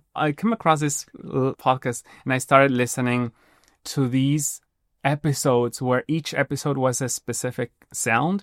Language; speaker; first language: English; non-native, fluent; Spanish